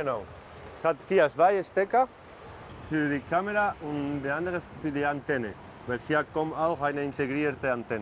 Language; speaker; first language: German; non-native, fluent; Spanish